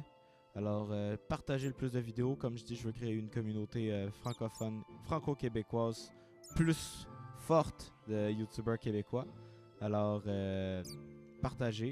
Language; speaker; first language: French; native; French